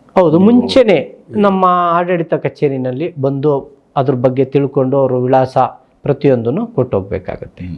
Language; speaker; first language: Kannada; native; Kannada